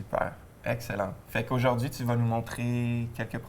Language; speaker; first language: French; native; French